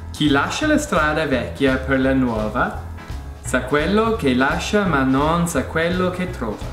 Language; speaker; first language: Italian; non-native, learner; English